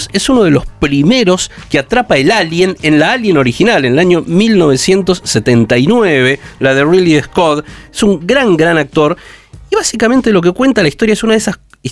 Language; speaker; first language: Spanish; native; Spanish